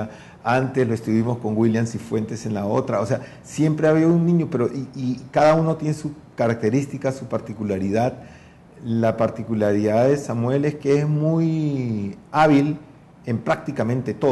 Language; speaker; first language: Spanish; native; Spanish